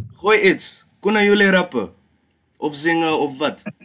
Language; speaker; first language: Dutch; non-native, fluent; English